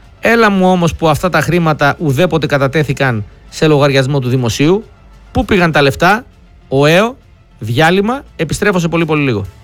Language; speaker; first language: Greek; native; Greek